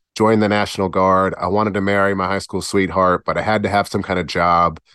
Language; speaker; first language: English; native; English